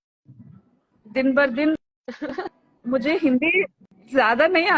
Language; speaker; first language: Hindi; non-native, local second language; Telugu